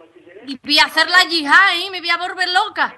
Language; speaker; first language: Spanish; native; Spanish